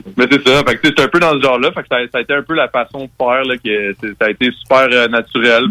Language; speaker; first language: French; native; French